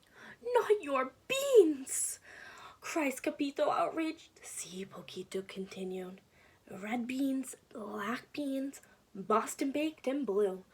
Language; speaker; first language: English; native; English